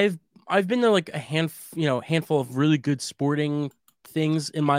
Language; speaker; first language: English; native; English